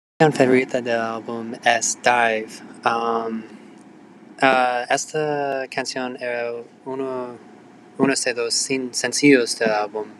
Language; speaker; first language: Spanish; non-native, learner; English